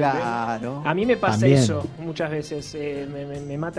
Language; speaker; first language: Spanish; native; Spanish